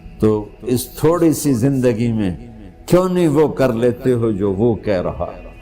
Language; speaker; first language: Urdu; non-native, local second language; Punjabi